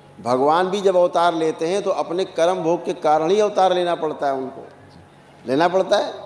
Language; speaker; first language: Hindi; native; Hindi